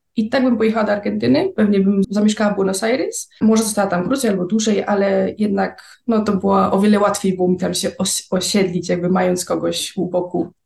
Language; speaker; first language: Polish; native; Polish